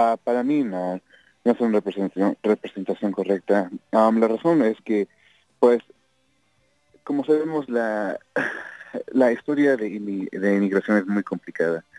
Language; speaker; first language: Spanish; early bilingual, heritage; Spanish